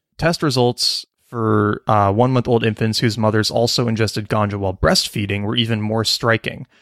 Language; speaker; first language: English; native; English